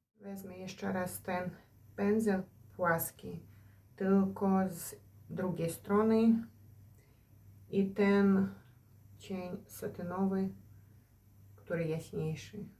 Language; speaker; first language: Polish; non-native, fluent; Ukrainian